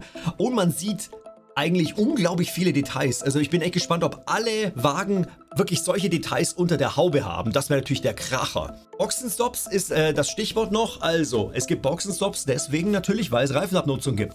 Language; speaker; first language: German; native; German